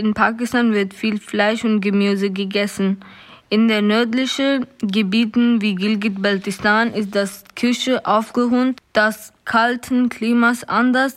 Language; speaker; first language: German; non-native, learner; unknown